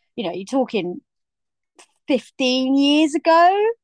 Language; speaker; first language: English; native; English